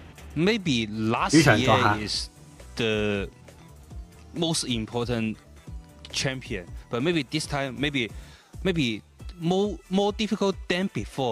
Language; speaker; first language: English; non-native, learner; Chinese